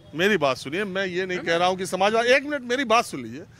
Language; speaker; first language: Hindi; native; Hindi